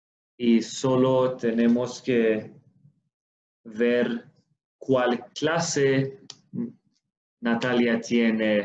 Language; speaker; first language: Spanish; non-native, fluent; Swedish